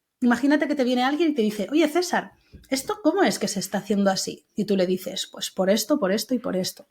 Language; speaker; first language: Spanish; native; Spanish